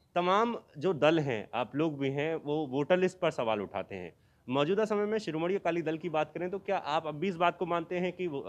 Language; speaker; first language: Hindi; native; Hindi